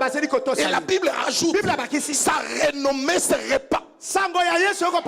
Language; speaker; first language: French; non-native, local second language; Lingala